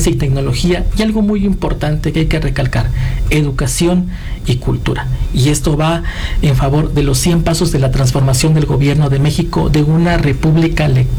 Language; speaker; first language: Spanish; native; Spanish